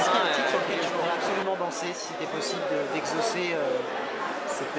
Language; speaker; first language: French; native; French